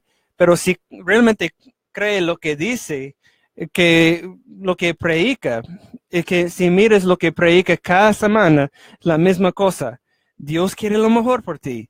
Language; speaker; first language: Spanish; non-native, fluent; English